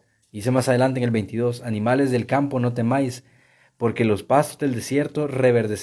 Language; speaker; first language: Spanish; native; Spanish